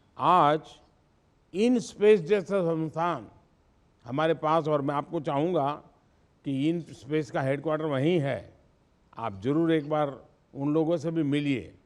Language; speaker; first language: Hindi; non-native, local second language; Gujarati